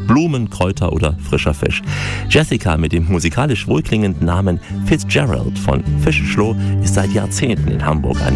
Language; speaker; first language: German; native; German